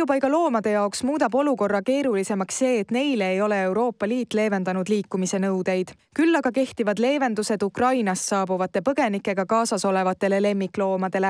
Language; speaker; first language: Estonian; native; Estonian